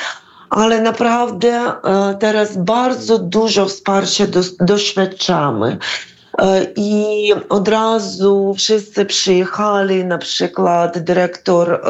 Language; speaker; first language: Polish; non-native, fluent; Ukrainian